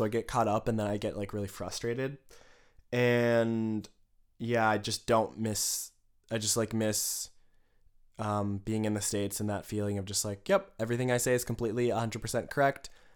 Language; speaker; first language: English; native; English